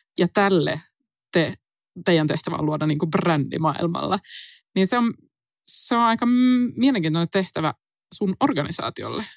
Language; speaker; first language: Finnish; native; Finnish